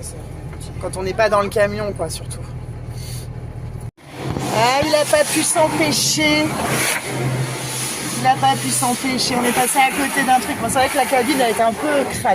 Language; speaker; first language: French; native; French